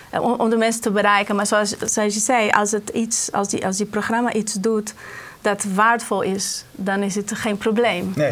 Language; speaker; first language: Dutch; non-native, fluent; Portuguese